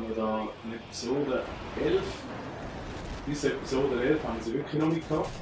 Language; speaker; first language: German; native; German